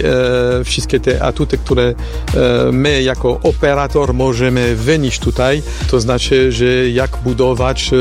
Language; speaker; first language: Polish; non-native, fluent; French